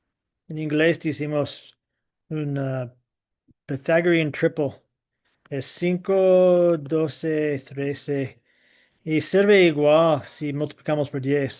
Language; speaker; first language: Spanish; non-native, fluent; English